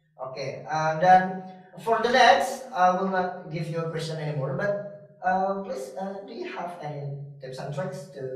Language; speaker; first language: English; non-native, fluent; Indonesian